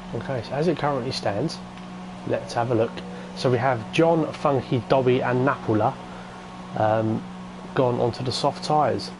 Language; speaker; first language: English; native; English